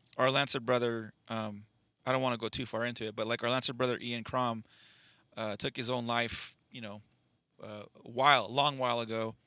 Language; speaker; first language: English; native; English